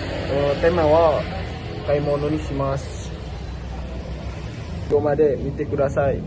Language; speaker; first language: Japanese; non-native, learner; Indonesian